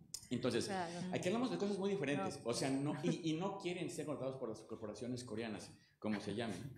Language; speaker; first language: Spanish; native; Spanish